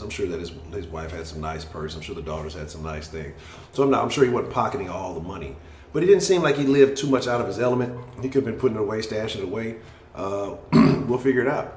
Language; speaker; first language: English; native; English